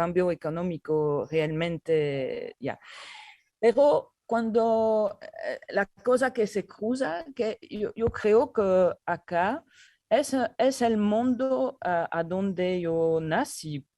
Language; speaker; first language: Spanish; non-native, learner; French